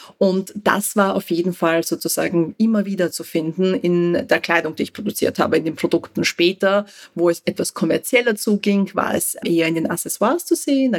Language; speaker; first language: German; early bilingual, other home language; Russian